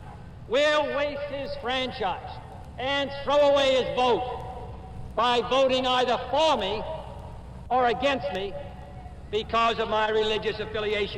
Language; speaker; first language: English; native; English